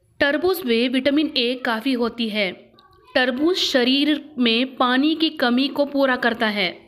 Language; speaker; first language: Hindi; non-native, local second language; Kannada